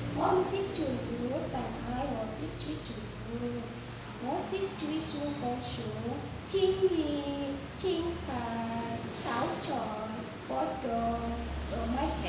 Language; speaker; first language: Cantonese; non-native, learner; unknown